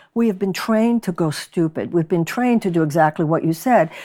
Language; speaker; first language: English; native; English